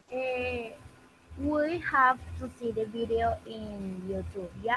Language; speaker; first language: English; non-native, learner; Spanish